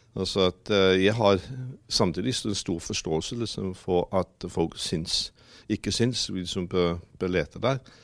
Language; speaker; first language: Norwegian; non-native, fluent; English